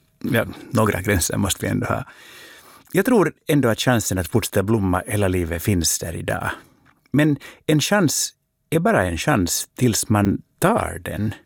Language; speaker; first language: Swedish; native; Swedish